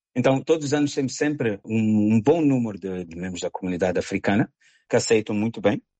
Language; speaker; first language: Portuguese; native; Portuguese